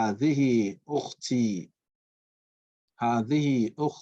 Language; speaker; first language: Arabic; non-native, fluent; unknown